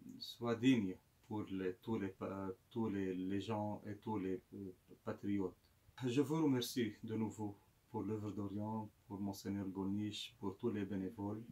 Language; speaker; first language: French; non-native, local second language; Arabic